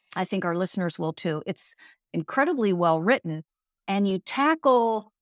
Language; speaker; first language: English; native; English